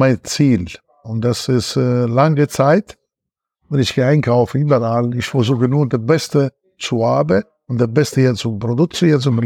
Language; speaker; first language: German; non-native, learner; Italian